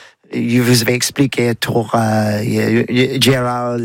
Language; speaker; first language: French; non-native, learner; English